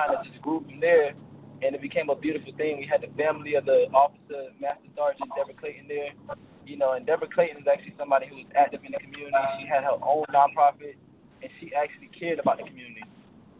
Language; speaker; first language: English; native; English